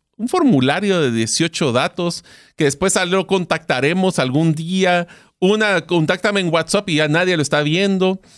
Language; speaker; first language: Spanish; native; Spanish